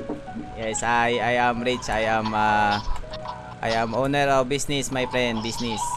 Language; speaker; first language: English; non-native, local second language; Filipino